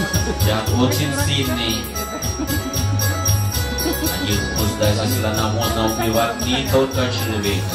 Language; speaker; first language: Russian; non-native, learner; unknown